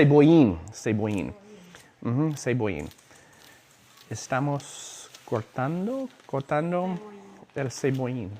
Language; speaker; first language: Spanish; non-native, learner; English